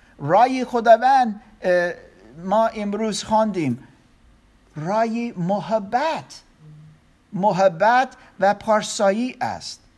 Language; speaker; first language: Persian; non-native, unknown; German